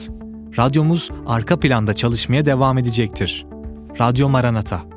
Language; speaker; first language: Turkish; native; Turkish